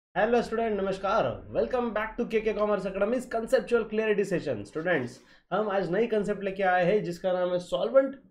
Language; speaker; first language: Hindi; non-native, local second language; Marathi